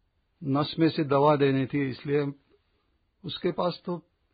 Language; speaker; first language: Hindi; non-native, local second language; Marathi